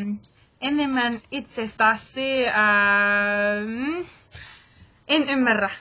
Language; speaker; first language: Finnish; non-native, learner; English